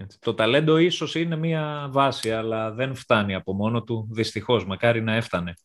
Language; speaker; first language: Greek; native; Greek